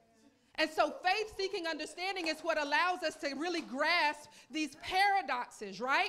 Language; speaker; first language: English; native; English